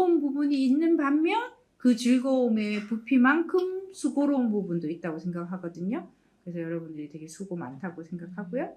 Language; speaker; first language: Korean; native; Korean